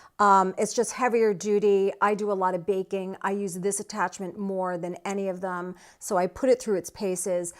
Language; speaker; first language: English; native; English